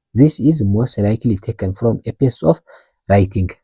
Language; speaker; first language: English; non-native, local second language; Amharic